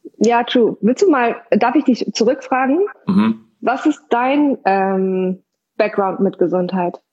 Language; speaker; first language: German; early bilingual, other home language; Persian